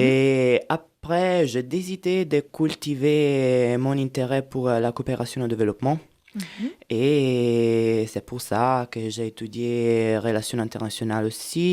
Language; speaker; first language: French; non-native, fluent; Italian